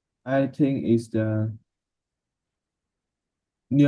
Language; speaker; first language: English; non-native, learner; Vietnamese